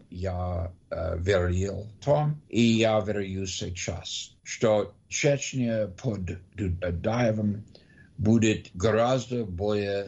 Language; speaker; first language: Russian; non-native, learner; English